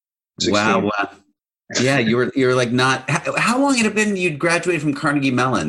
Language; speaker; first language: English; native; English